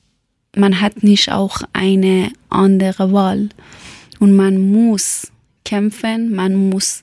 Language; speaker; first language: German; non-native, learner; Persian